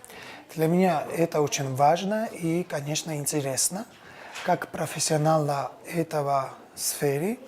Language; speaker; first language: Russian; non-native, fluent; Georgian